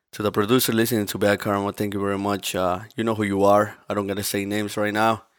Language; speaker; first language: English; early bilingual, other home language; Spanish